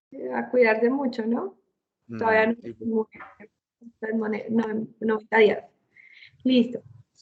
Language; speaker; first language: Spanish; native; Spanish